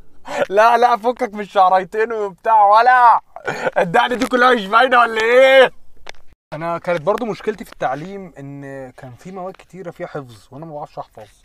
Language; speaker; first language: Arabic; native; Arabic